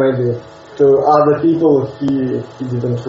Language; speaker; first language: English; non-native, learner; Russian